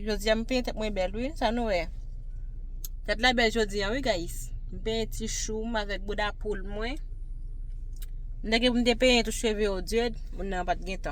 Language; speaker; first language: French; non-native, learner; Haitian Creole